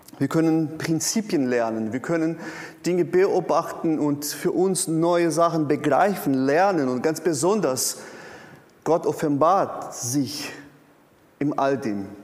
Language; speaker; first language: German; non-native, fluent; Portuguese